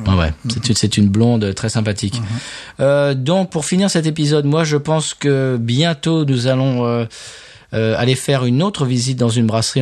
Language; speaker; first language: French; native; French